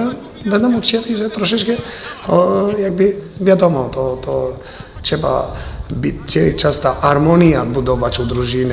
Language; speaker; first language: Polish; non-native, fluent; Albanian